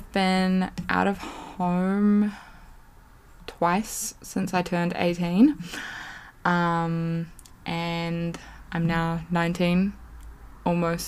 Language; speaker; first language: English; native; English